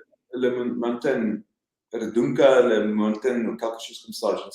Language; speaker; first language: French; non-native, learner; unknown